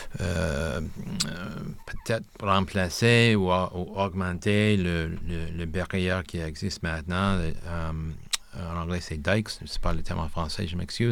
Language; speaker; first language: French; non-native, local second language; English